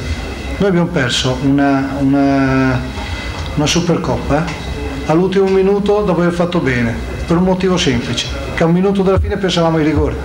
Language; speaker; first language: Italian; native; Italian